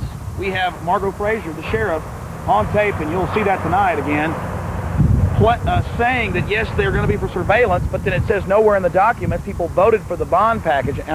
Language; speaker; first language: English; native; English